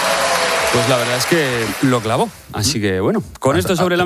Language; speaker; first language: Spanish; native; Spanish